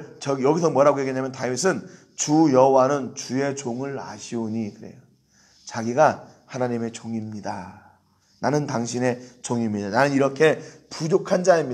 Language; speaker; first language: Korean; native; Korean